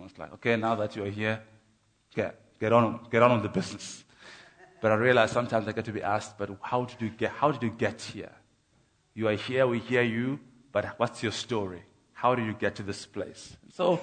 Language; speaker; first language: English; non-native, local second language; Xhosa